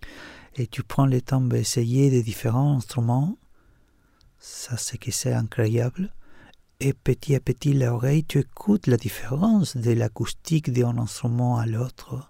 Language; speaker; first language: French; non-native, learner; Spanish